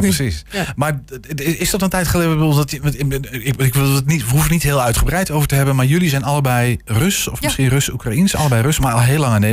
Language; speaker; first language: Dutch; native; Dutch